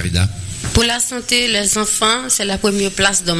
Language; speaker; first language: French; non-native, local second language; Haitian Creole